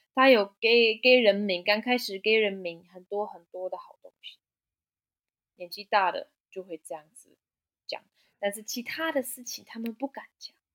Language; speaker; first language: Chinese; non-native, fluent; German